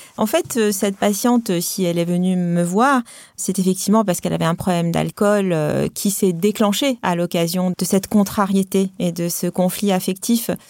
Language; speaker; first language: French; non-native, local second language; Arabic